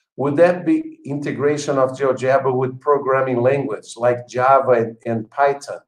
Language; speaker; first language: English; non-native, fluent; Portuguese